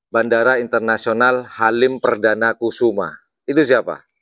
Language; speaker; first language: Indonesian; non-native, local second language; Madurese